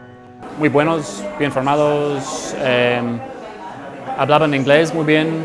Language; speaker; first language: Spanish; non-native, fluent; English